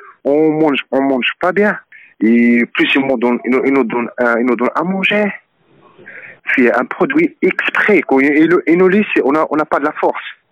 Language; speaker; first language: French; non-native, learner; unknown